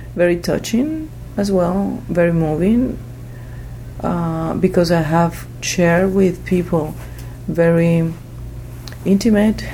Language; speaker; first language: English; non-native, fluent; Spanish